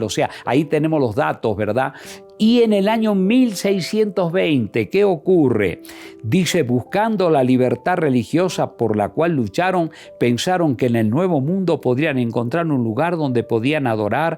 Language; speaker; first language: Spanish; native; Spanish